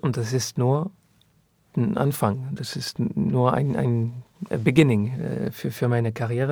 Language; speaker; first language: German; non-native, learner; French